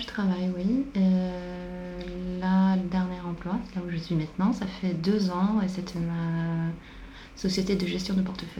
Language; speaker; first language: French; non-native, fluent; Swedish